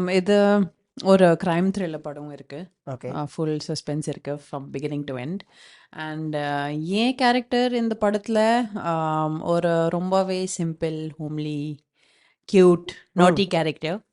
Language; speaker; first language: Tamil; non-native, fluent; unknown